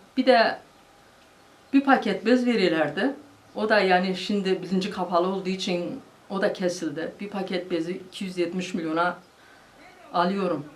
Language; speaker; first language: Turkish; non-native, local second language; Kurdish